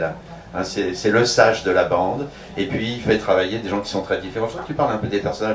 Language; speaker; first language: French; native; French